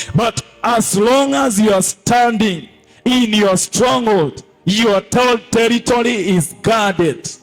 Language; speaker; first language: English; non-native, local second language; Swahili